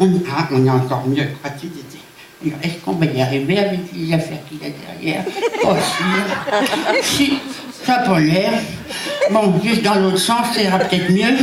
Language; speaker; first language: French; native; French